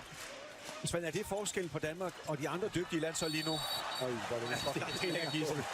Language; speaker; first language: Danish; native; Danish